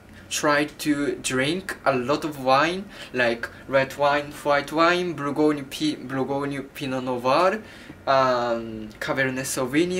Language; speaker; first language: English; non-native, learner; Japanese